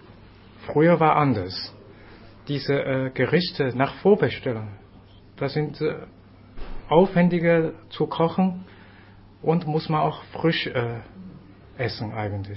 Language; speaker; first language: German; non-native, fluent; Chinese